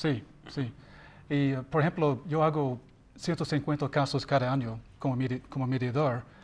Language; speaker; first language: Spanish; non-native, learner; English